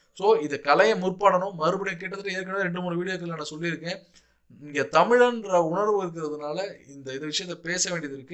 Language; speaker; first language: Tamil; native; Tamil